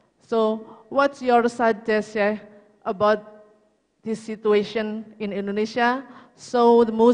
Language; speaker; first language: English; non-native, learner; Indonesian